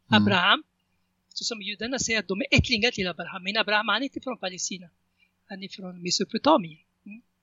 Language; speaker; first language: Swedish; non-native, fluent; Arabic